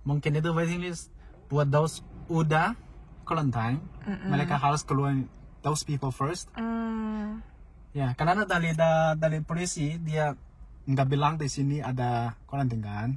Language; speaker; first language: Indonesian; non-native, learner; Chinese